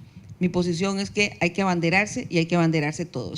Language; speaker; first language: Spanish; native; Spanish